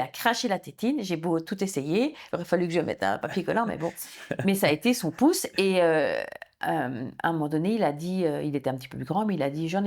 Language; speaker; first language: French; native; French